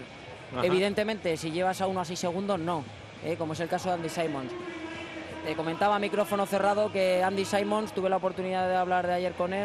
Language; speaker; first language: Spanish; native; Spanish